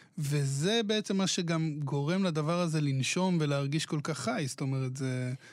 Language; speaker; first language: Hebrew; native; Hebrew